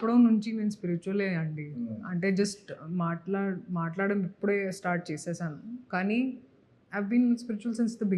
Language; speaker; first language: Telugu; non-native, fluent; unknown